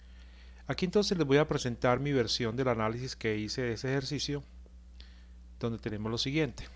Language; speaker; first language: Spanish; native; Spanish